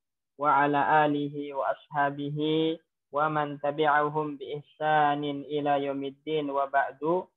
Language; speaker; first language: Indonesian; native; Indonesian